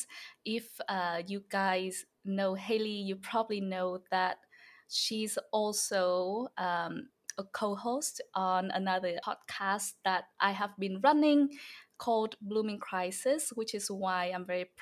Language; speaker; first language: English; non-native, fluent; Vietnamese